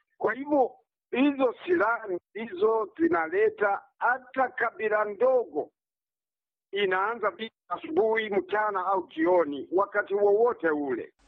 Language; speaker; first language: Swahili; non-native, local second language; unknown